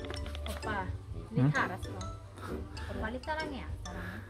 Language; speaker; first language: Korean; non-native, learner; Vietnamese